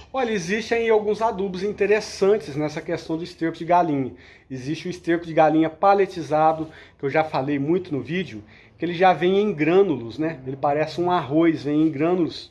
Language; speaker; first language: Portuguese; native; Portuguese